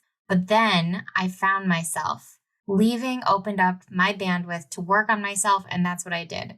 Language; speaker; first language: English; native; English